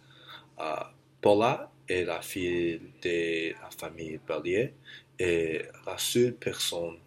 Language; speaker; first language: French; non-native, learner; English